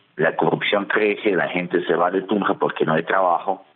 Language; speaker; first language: Spanish; non-native, fluent; Russian